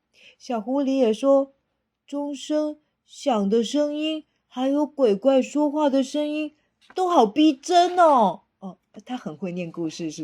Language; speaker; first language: Chinese; native; Chinese